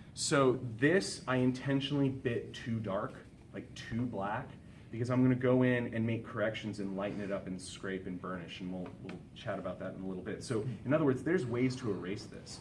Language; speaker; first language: English; native; English